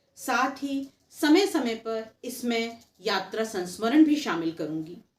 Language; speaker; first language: Hindi; native; Hindi